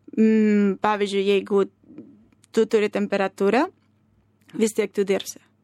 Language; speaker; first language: Lithuanian; non-native, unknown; Spanish